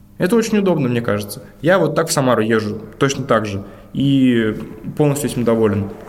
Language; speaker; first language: Russian; native; Russian